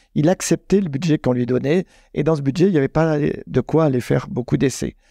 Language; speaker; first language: French; native; French